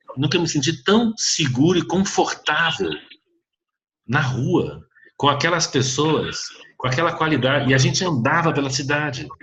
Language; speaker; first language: Portuguese; native; Portuguese